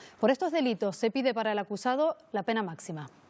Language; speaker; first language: Spanish; native; Spanish